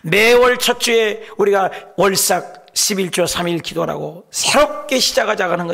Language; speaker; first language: Korean; native; Korean